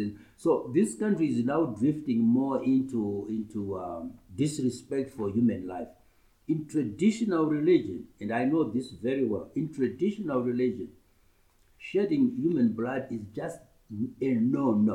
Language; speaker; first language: English; non-native, local second language; Shona